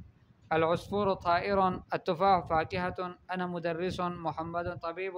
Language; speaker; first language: Arabic; non-native, fluent; Urdu